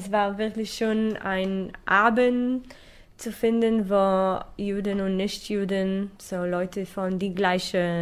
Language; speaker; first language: German; non-native, learner; Hebrew